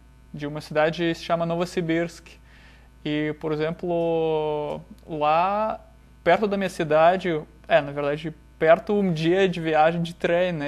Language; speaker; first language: Portuguese; non-native, fluent; Russian